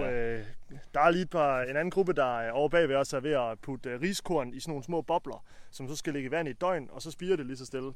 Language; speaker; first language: Danish; native; Danish